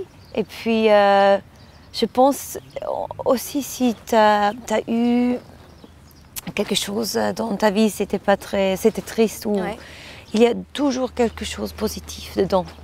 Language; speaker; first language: French; non-native, learner; German